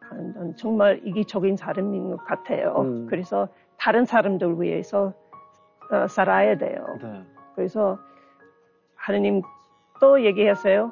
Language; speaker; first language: Korean; non-native, learner; English